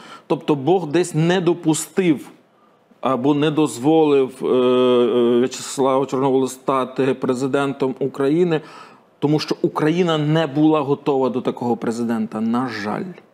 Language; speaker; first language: Ukrainian; native; Ukrainian